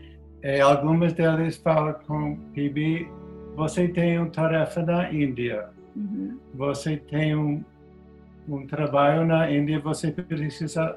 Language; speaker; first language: Portuguese; non-native, learner; English